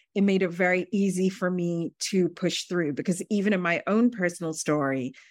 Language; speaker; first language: English; native; English